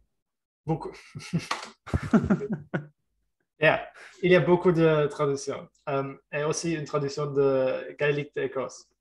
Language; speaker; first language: French; non-native, learner; German